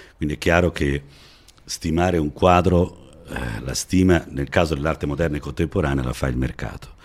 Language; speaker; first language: Italian; native; Italian